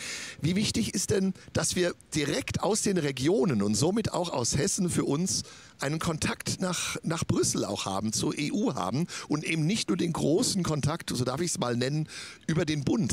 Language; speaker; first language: German; native; German